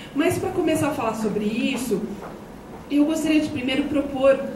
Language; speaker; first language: Portuguese; native; Portuguese